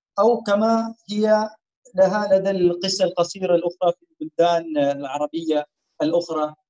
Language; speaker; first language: Arabic; non-native, fluent; Indonesian